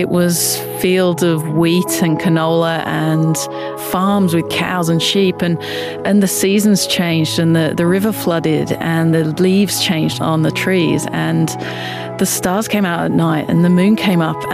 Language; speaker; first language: English; native; English